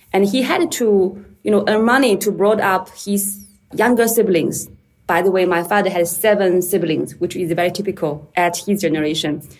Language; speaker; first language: English; non-native, fluent; Chinese